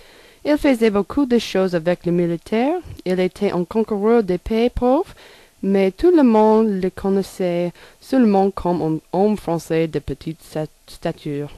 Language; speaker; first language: French; non-native, learner; English